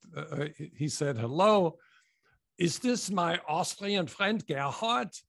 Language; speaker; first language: English; non-native, fluent; German